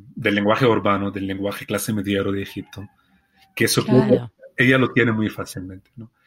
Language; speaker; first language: Spanish; non-native, fluent; Arabic